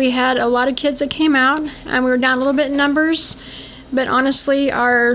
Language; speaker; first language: English; native; English